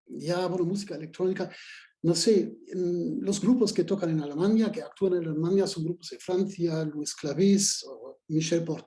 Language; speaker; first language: Spanish; non-native, fluent; German